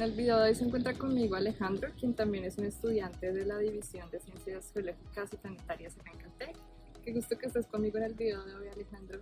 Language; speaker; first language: Spanish; native; Spanish